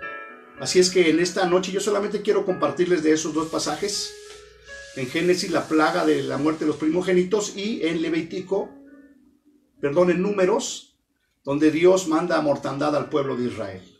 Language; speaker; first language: Spanish; native; Spanish